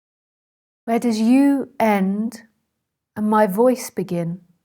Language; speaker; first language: English; native; English